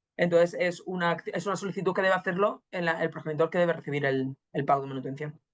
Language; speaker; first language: Spanish; native; Spanish